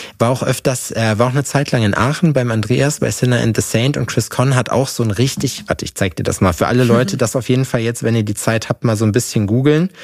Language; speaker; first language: German; native; German